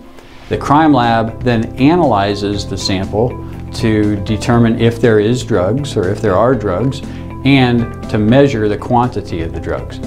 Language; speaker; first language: English; native; English